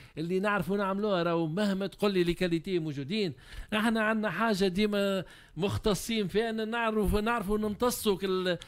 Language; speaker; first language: Arabic; native; Arabic